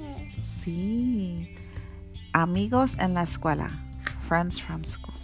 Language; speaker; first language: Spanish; early bilingual, heritage; Spanish